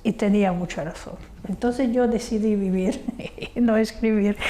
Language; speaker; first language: Spanish; non-native, fluent; Hungarian